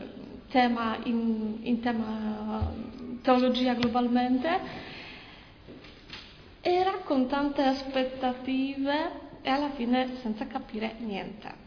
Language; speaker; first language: Italian; non-native, learner; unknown